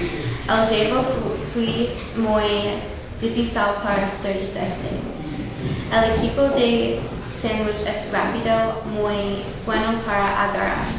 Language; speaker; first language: Spanish; non-native, learner; English